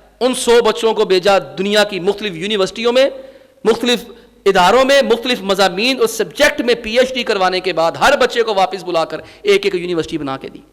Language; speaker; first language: Urdu; non-native, local second language; Punjabi